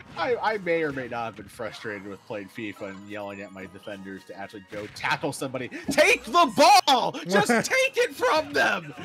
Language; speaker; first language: English; native; English